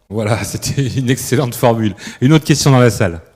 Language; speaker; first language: French; native; French